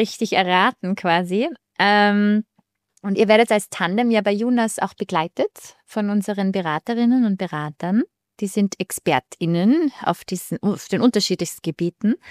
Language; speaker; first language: German; native; German